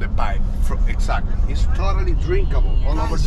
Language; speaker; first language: English; non-native, fluent; Spanish